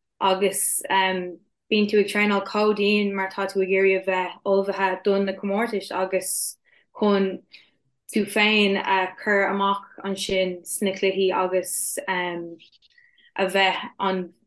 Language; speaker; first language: Irish; non-native, local second language; English